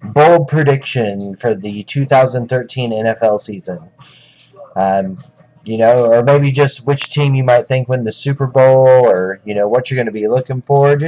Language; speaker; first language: English; native; English